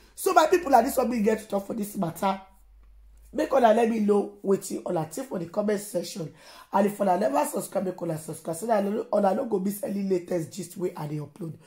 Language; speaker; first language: Nigerian Pidgin; non-native, local second language; Yoruba